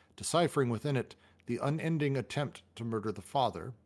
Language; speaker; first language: English; native; English